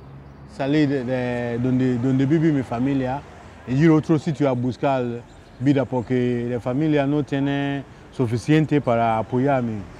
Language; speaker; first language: Spanish; non-native, learner; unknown